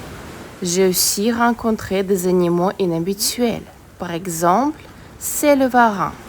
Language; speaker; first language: French; non-native, fluent; Russian